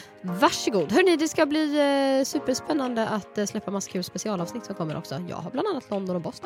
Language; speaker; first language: Swedish; native; Swedish